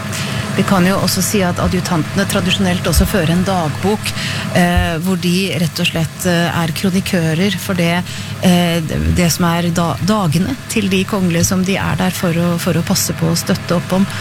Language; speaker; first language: Norwegian; native; Norwegian